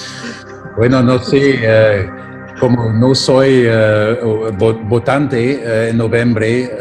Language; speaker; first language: Spanish; non-native, fluent; German